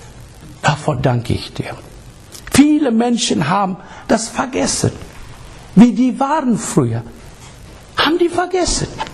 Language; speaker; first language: German; non-native, learner; English